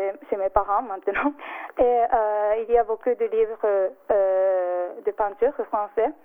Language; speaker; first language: French; non-native, learner; Japanese